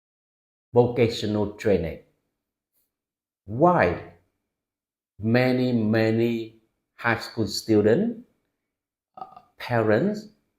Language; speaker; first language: English; non-native, fluent; Vietnamese